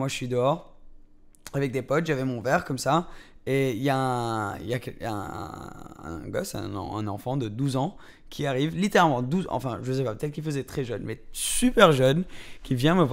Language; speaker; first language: French; native; French